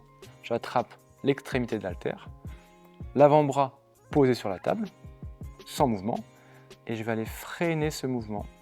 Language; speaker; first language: French; native; French